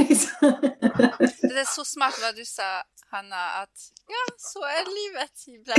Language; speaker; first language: Swedish; non-native, fluent; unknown